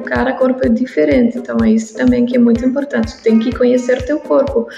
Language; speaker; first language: Portuguese; non-native, learner; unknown